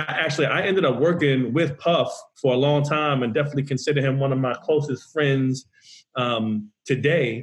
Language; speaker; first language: English; native; English